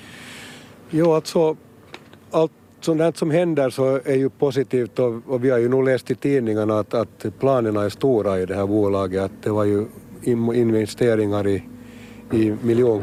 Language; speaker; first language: Swedish; native; Swedish